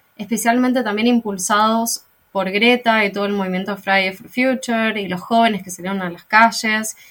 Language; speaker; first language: Spanish; native; Spanish